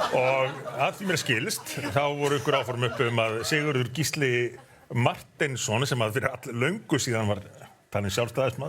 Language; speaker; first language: Icelandic; native; Icelandic